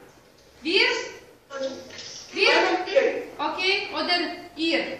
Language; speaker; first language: German; non-native, fluent; Lithuanian